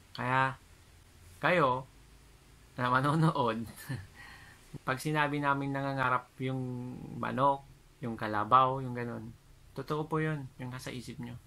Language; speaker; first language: Filipino; non-native, local second language; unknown